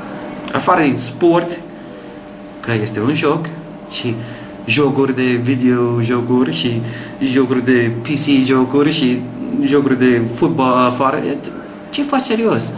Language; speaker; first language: Romanian; non-native, learner; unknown